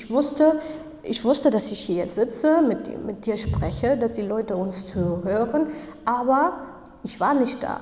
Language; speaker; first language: German; non-native, fluent; Kurdish